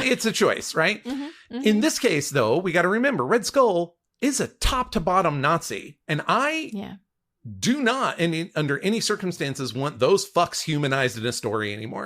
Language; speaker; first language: English; native; English